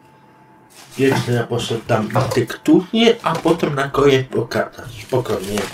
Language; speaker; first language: Polish; non-native, learner; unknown